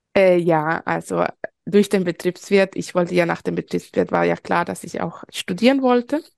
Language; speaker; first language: German; early bilingual, other home language; Spanish